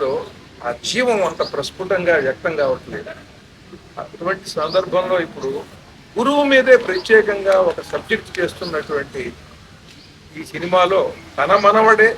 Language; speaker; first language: Telugu; native; Telugu